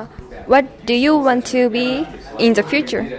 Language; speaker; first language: English; non-native, learner; Japanese